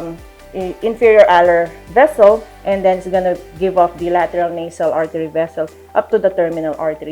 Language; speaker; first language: English; non-native, local second language; Filipino